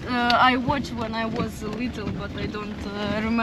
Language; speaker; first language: English; non-native, learner; Russian